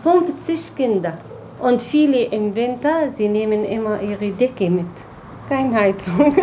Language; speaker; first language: German; non-native, learner; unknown